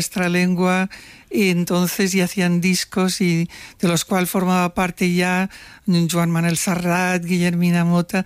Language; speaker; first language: Spanish; non-native, local second language; Catalan